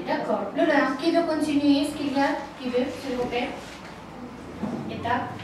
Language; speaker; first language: French; non-native, fluent; Russian